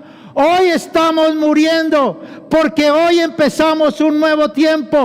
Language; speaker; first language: Spanish; native; Spanish